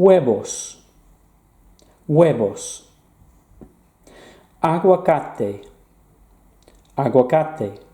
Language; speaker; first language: Spanish; non-native, fluent; English